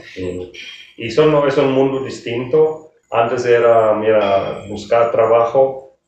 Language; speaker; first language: Spanish; non-native, fluent; German